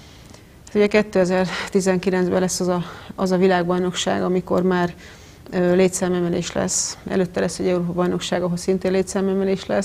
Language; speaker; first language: Hungarian; native; Hungarian